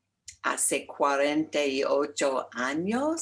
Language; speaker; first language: Spanish; non-native, learner; English